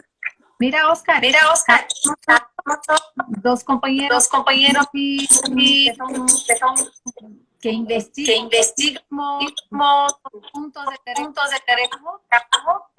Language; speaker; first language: Spanish; non-native, learner; Portuguese